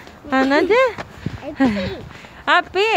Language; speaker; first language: Korean; non-native, learner; Filipino